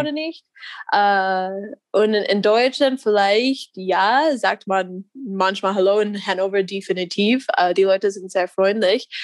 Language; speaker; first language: German; non-native, learner; English